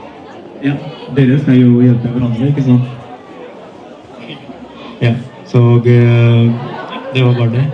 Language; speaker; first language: Norwegian; non-native, fluent; Hindi